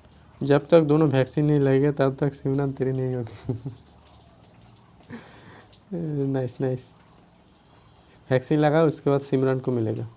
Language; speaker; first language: Hindi; non-native, local second language; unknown